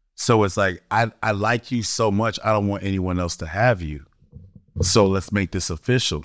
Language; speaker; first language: English; native; English